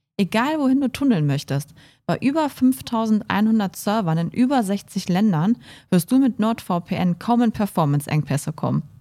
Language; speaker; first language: German; native; German